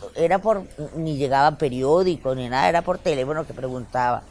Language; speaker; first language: Spanish; native; Spanish